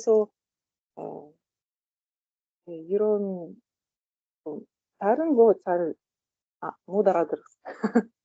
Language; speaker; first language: Korean; non-native, learner; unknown